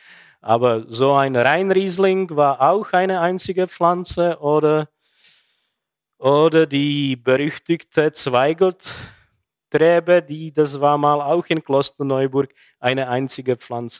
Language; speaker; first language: German; non-native, fluent; Czech